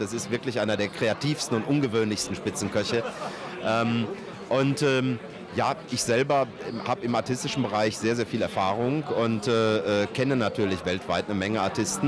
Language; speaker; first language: German; native; German